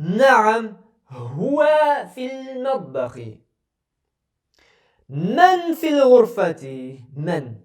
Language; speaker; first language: Arabic; non-native, fluent; Tatar